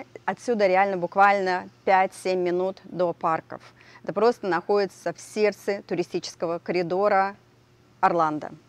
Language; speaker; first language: Russian; native; Russian